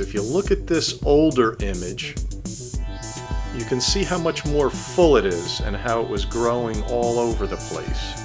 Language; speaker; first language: English; native; English